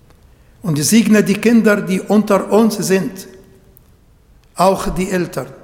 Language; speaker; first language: German; non-native, fluent; Arabic